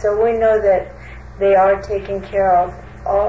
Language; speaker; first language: English; non-native, fluent; Greek